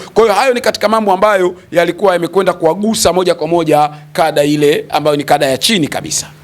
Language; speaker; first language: Swahili; native; Swahili